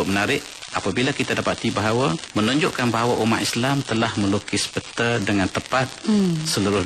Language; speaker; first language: Malay; native; Malay